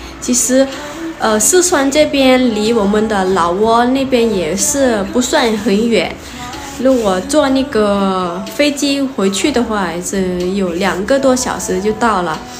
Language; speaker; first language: Chinese; non-native, fluent; Lao